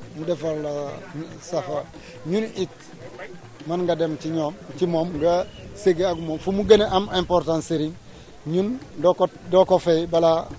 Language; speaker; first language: Wolof; non-native, local second language; Jola-Fonyi